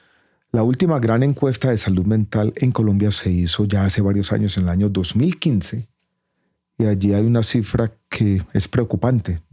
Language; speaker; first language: Spanish; native; Spanish